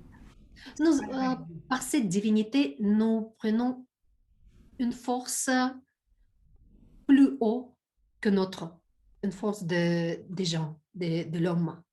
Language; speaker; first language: French; non-native, learner; Russian